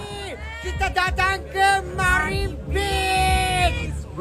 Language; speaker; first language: Indonesian; non-native, learner; Japanese